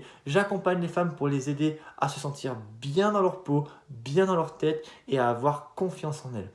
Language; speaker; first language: French; native; French